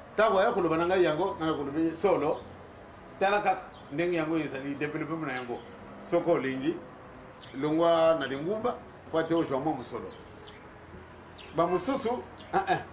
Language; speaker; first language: Lingala; non-native, local second language; Kongo